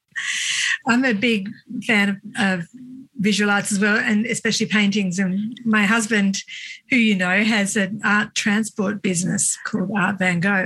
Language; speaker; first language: English; native; English